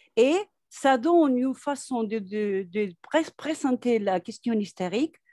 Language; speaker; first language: French; non-native, fluent; Spanish